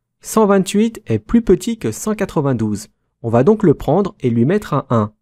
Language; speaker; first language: French; native; French